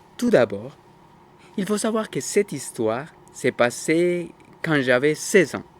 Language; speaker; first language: French; non-native, fluent; Spanish